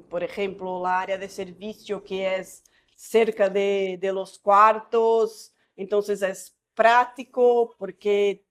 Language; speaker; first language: Spanish; non-native, fluent; Portuguese